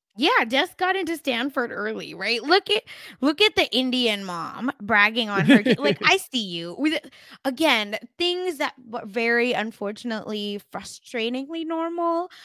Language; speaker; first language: English; early bilingual, other home language; Hindi